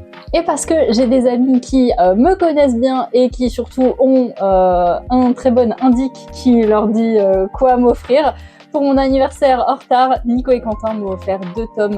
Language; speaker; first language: French; native; French